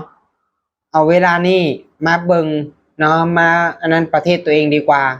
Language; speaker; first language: Thai; non-native, local second language; Lao